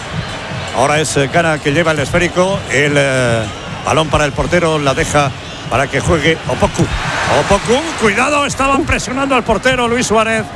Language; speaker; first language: Spanish; native; Spanish